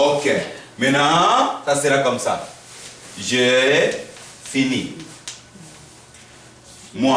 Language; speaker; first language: French; non-native, fluent; Korean